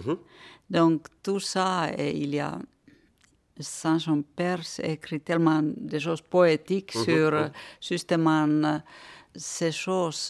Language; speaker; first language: French; non-native, fluent; Finnish